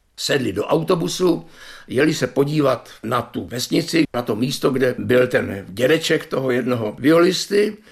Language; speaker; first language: Czech; native; Czech